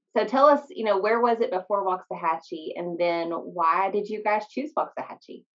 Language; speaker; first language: English; native; English